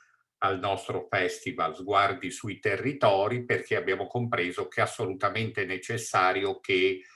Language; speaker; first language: Italian; native; Italian